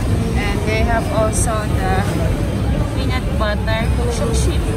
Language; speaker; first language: English; non-native, learner; Filipino